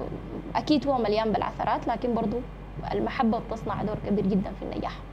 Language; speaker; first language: Arabic; native; Arabic